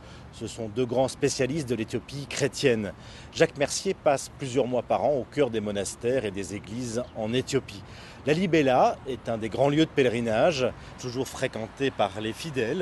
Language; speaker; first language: French; native; French